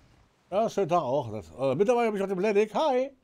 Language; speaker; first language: German; native; German